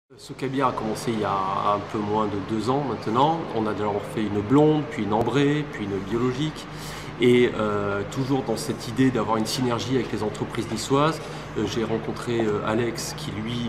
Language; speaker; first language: French; native; French